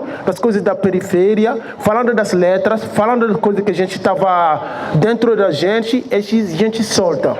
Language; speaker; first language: Portuguese; non-native, fluent; Wolof